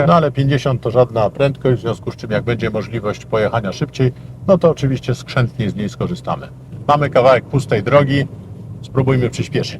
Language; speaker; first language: Polish; native; Polish